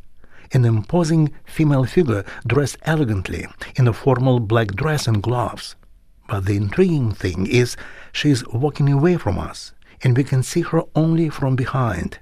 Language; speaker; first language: English; non-native, fluent; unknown